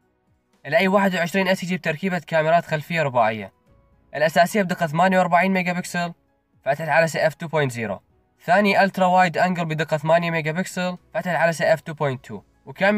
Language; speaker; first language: Arabic; native; Arabic